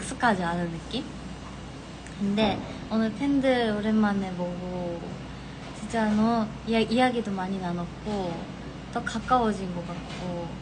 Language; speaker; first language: Korean; non-native, fluent; Japanese